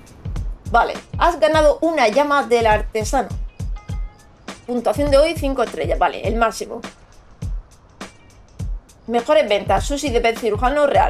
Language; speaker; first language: Spanish; native; Spanish